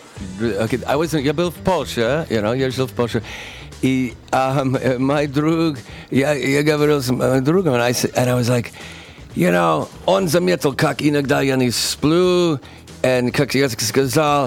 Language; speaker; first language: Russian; non-native, learner; English